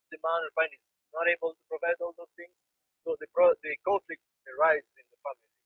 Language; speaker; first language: English; non-native, fluent; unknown